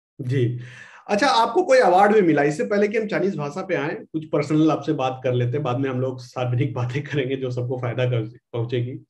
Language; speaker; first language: Hindi; native; Hindi